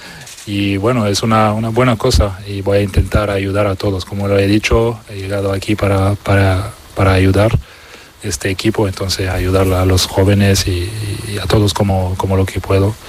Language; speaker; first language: Spanish; non-native, fluent; French